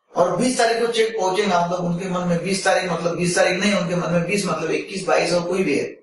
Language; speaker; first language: Hindi; non-native, local second language; Marathi